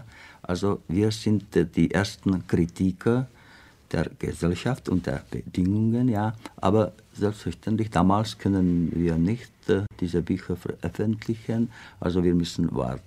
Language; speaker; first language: German; non-native, fluent; Czech